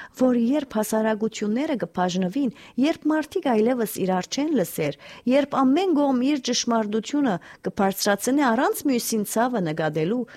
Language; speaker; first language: Armenian; early bilingual, heritage; Armenian